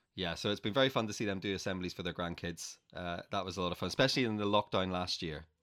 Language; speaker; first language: English; native; English